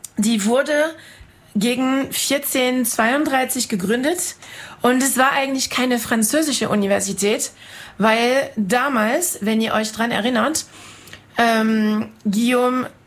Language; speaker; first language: German; non-native, fluent; French